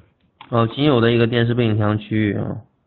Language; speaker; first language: Chinese; native; Chinese